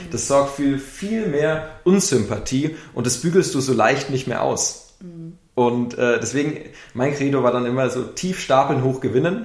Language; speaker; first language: German; native; German